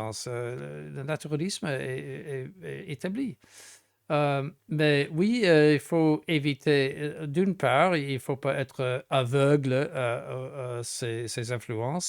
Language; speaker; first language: French; non-native, fluent; English